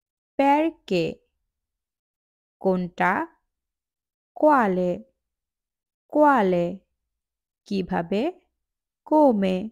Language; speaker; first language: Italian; non-native, fluent; Bangla